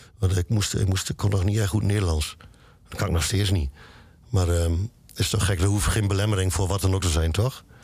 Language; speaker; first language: Dutch; native; Dutch